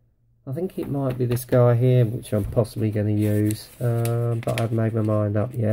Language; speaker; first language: English; native; English